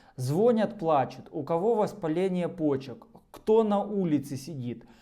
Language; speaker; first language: Russian; non-native, local second language; Ukrainian